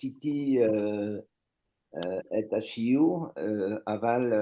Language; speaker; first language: Hebrew; non-native, learner; French